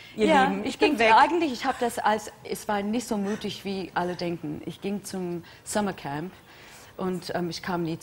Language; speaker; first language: German; non-native, fluent; English